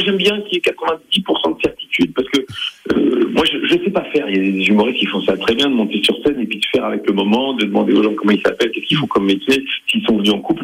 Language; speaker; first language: French; native; French